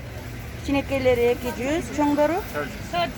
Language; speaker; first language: Uzbek; non-native, local second language; Kyrgyz